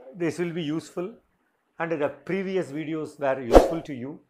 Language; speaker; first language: English; non-native, local second language; Tamil